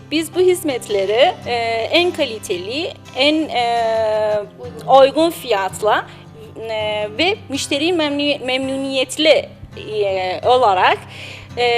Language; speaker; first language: Turkish; non-native, learner; Persian